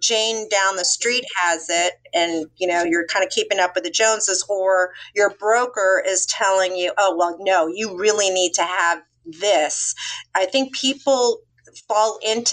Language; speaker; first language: English; native; English